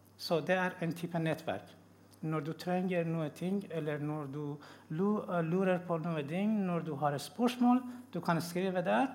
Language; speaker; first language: Norwegian; non-native, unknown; Persian